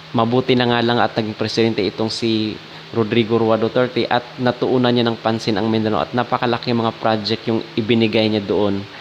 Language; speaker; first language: Filipino; non-native, local second language; Cebuano